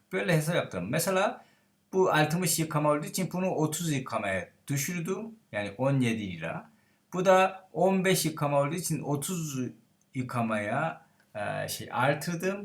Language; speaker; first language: Turkish; non-native, learner; Korean